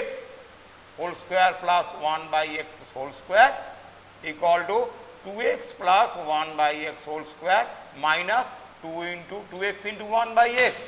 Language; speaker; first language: English; non-native, local second language; Bangla